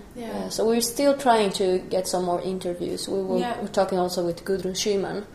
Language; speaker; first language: English; non-native, fluent; Spanish